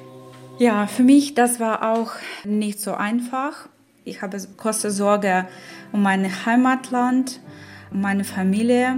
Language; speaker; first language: German; non-native, learner; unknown